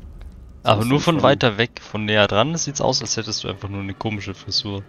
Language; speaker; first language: German; native; German